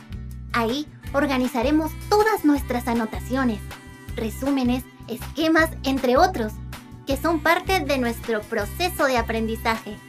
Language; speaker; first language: Spanish; native; Spanish